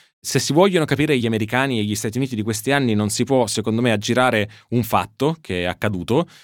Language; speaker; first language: Italian; native; Italian